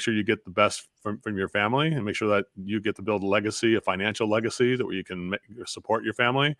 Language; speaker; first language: English; native; English